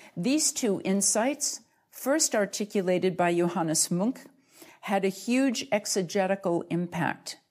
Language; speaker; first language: English; native; English